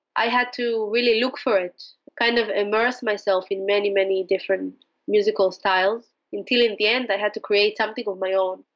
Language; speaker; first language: English; non-native, fluent; Hebrew